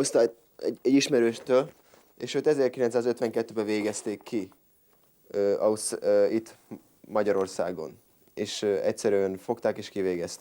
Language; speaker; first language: Hungarian; native; Hungarian